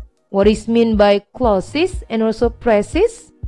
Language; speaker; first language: English; non-native, fluent; Indonesian